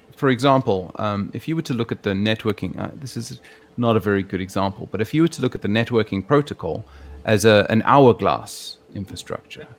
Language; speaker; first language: English; native; English